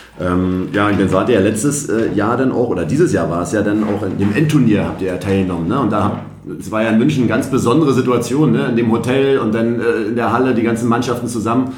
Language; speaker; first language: German; native; German